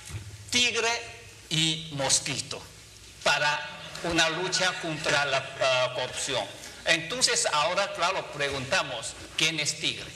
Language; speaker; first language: Spanish; non-native, fluent; Chinese